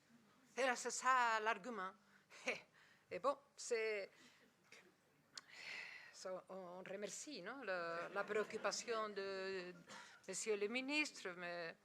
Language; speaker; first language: French; non-native, fluent; Spanish